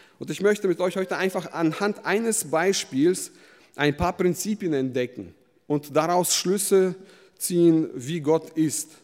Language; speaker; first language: German; early bilingual, other home language; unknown